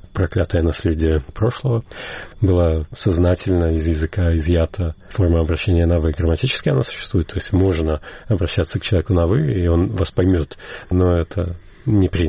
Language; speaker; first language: Russian; native; Russian